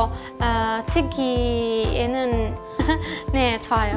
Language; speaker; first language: Korean; non-native, fluent; Italian